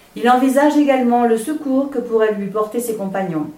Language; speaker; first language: French; native; French